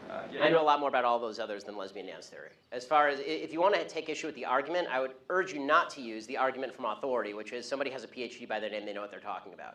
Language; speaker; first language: English; native; English